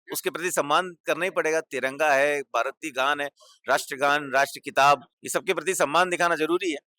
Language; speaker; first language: Hindi; native; Hindi